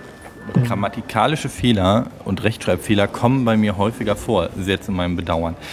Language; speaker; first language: German; native; German